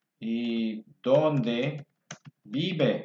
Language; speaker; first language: Spanish; non-native, fluent; English